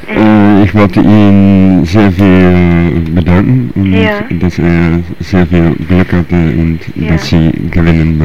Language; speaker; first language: German; non-native, learner; Dutch